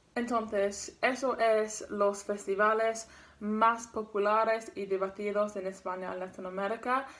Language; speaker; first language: Spanish; non-native, learner; English